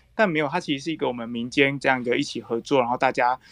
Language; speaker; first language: Chinese; native; Chinese